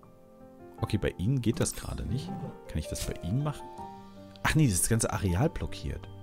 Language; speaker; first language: German; native; German